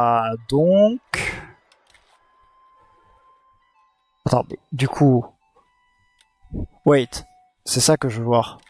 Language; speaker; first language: French; native; French